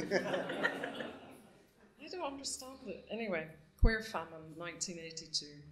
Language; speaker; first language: English; native; English